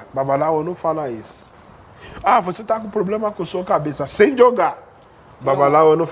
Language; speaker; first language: Portuguese; non-native, learner; Yoruba